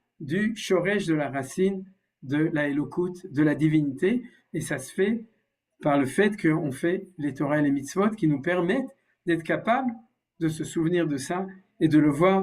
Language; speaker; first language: French; native; French